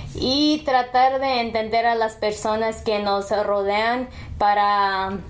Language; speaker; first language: Spanish; early bilingual, heritage; Spanish